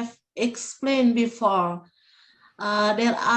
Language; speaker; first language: English; non-native, learner; Indonesian